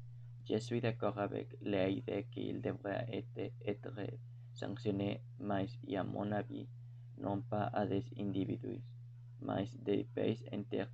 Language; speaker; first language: French; non-native, learner; Spanish